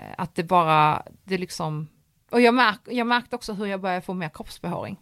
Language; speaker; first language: Swedish; early bilingual, other home language; Polish